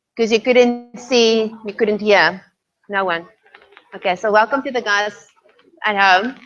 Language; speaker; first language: English; non-native, local second language; Afrikaans